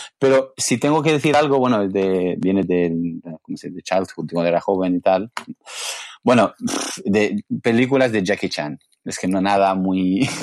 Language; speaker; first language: Spanish; non-native, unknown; English